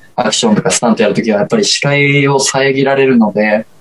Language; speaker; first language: Japanese; native; Japanese